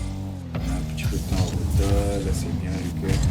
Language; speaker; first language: French; native; French